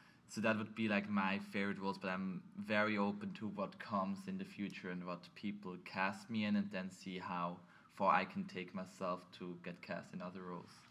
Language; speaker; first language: English; non-native, fluent; German